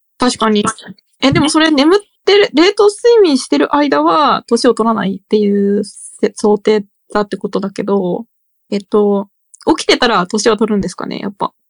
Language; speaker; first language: Japanese; native; Japanese